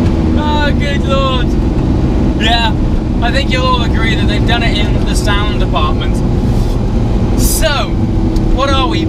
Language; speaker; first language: English; native; English